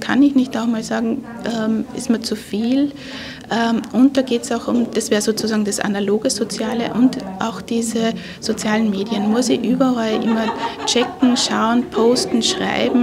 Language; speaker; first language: German; native; German